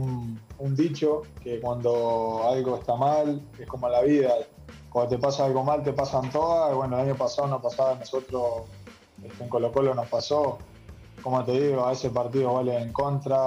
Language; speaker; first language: Spanish; native; Spanish